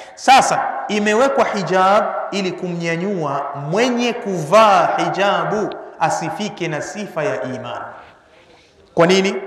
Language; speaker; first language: Swahili; native; Swahili